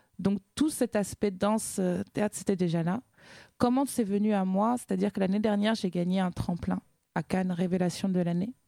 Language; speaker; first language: French; native; French